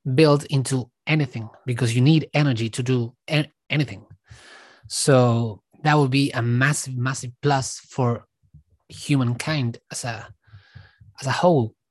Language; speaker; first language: English; non-native, fluent; Spanish